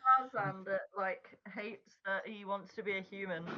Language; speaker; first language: English; native; English